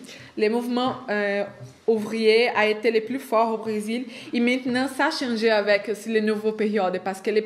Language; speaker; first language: French; non-native, fluent; Portuguese